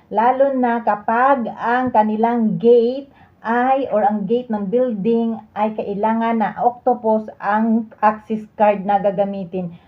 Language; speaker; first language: Filipino; native; Filipino